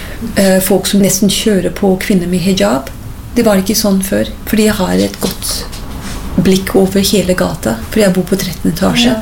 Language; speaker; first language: Norwegian; non-native, fluent; English